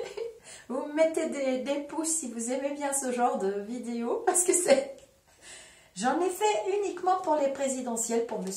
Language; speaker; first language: French; native; French